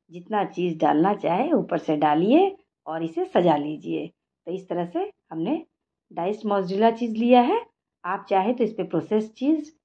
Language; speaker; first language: Hindi; native; Hindi